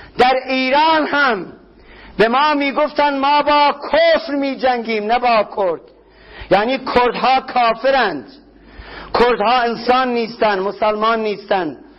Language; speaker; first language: Persian; non-native, local second language; Kurdish